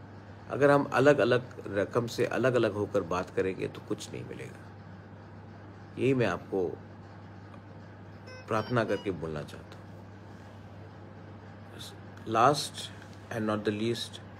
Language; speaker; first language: Hindi; non-native, local second language; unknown